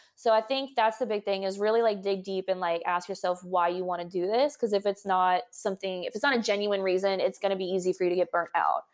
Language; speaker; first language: English; native; English